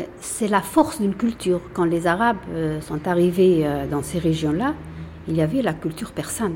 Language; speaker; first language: French; non-native, fluent; Persian